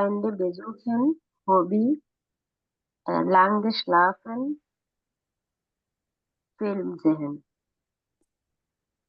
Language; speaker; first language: German; non-native, learner; Bangla